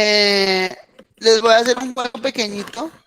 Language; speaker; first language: Spanish; native; Spanish